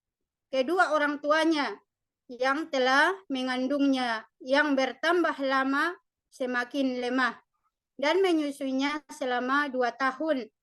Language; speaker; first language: Indonesian; native; Indonesian